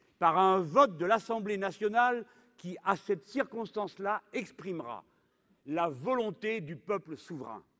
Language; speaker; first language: French; native; French